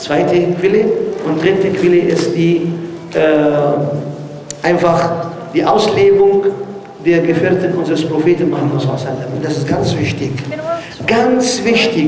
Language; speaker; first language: German; non-native, learner; Arabic